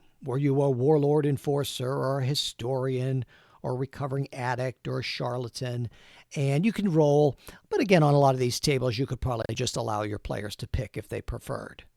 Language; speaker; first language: English; native; English